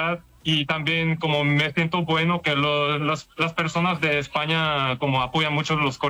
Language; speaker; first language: Spanish; non-native, fluent; Korean